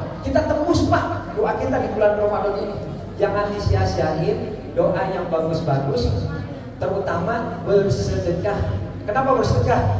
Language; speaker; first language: Indonesian; non-native, local second language; Javanese